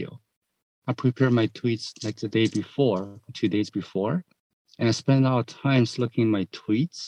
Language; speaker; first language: English; non-native, fluent; Chinese